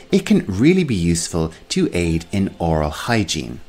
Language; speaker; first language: English; native; English